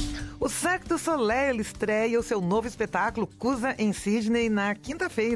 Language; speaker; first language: Portuguese; native; Portuguese